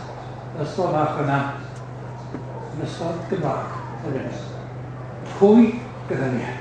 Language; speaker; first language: Welsh; native; Welsh